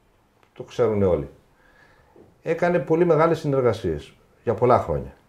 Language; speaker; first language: Greek; native; Greek